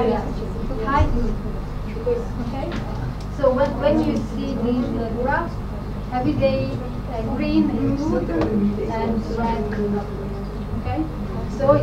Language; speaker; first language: English; non-native, fluent; Italian